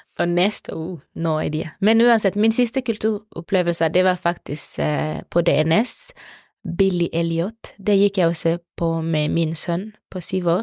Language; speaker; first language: Norwegian; non-native, fluent; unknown